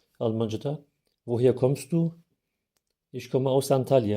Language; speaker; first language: German; non-native, fluent; Turkish